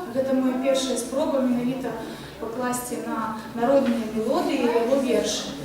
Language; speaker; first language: Belarusian; non-native, local second language; Russian